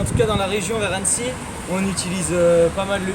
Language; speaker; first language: French; native; French